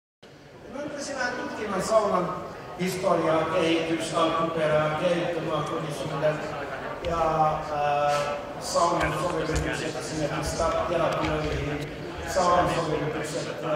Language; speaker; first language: Finnish; non-native, fluent; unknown